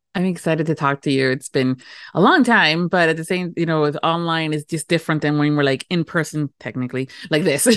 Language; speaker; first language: English; native; English